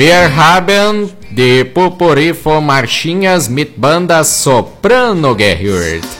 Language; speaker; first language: German; early bilingual, heritage; German